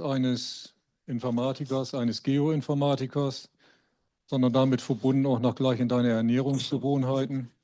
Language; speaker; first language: German; native; German